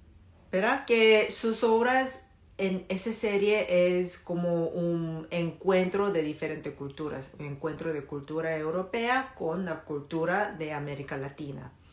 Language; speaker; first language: Spanish; non-native, fluent; Korean